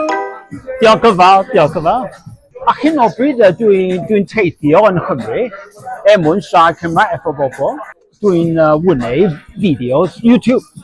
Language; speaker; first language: Welsh; non-native, learner; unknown